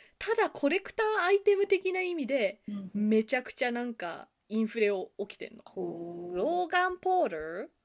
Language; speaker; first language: Japanese; early bilingual, heritage; Japanese